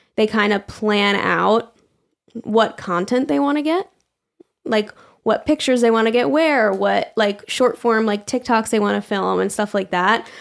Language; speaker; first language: English; early bilingual, other home language; Italian